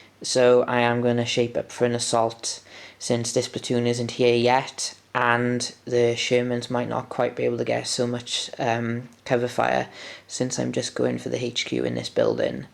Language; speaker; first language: English; native; English